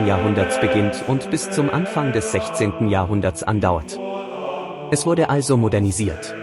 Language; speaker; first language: German; native; German